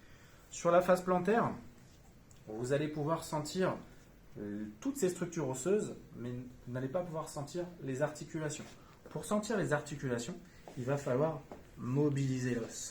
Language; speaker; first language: French; native; French